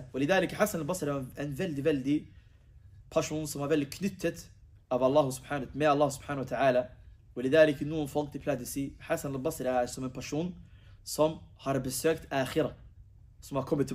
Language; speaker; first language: Norwegian; early bilingual, other home language; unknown